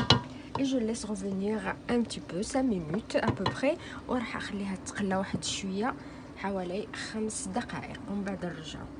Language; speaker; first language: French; non-native, local second language; Arabic